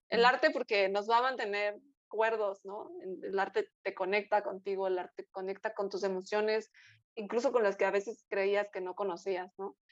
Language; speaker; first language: Spanish; native; Spanish